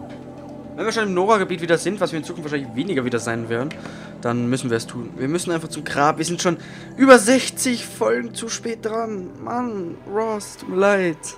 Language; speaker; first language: German; native; German